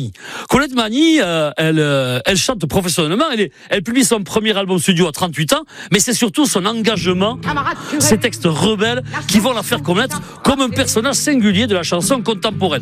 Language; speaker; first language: French; native; French